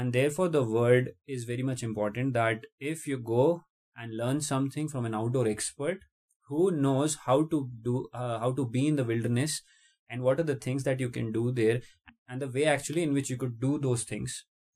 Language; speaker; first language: English; non-native, local second language; Hindi